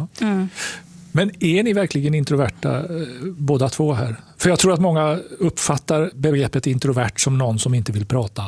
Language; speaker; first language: Swedish; native; Swedish